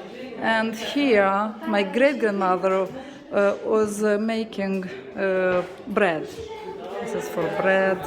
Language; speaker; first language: English; non-native, learner; Romanian